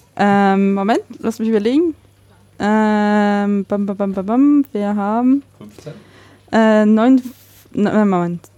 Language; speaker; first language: German; native; German